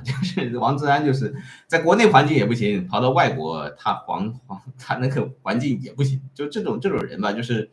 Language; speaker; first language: Chinese; native; Chinese